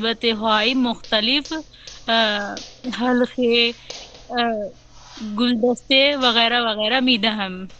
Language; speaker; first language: Persian; non-native, learner; Urdu